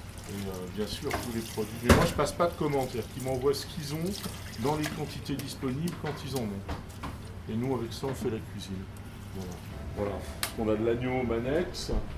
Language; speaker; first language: French; native; French